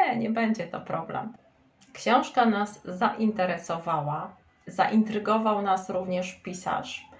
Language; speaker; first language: Polish; native; Polish